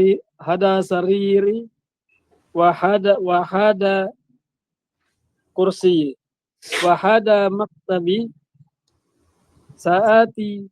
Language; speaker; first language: Arabic; non-native, learner; Filipino